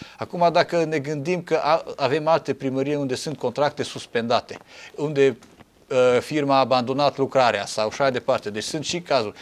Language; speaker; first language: Romanian; non-native, local second language; Hungarian